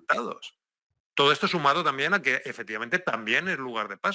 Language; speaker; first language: Spanish; native; Spanish